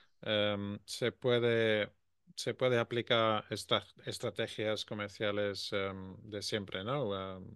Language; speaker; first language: Spanish; non-native, fluent; English